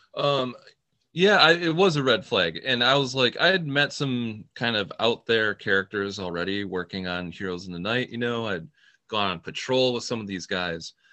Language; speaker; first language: English; native; English